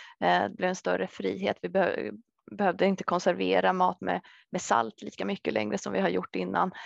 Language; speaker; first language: Swedish; native; Swedish